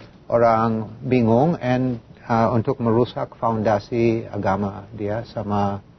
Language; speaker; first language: Indonesian; non-native, fluent; English